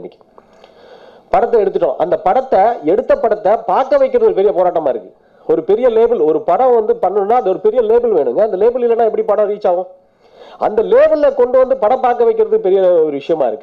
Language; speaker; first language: Tamil; native; Tamil